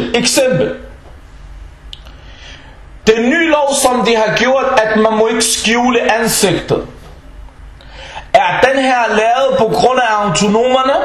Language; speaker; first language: Danish; early bilingual, other home language; Arabic